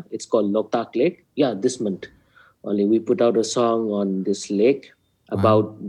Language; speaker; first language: English; non-native, local second language; Manipuri